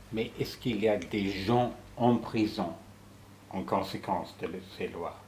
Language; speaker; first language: French; non-native, fluent; English